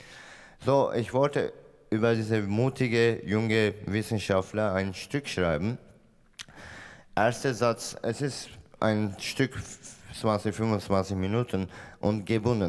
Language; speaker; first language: German; non-native, fluent; Turkish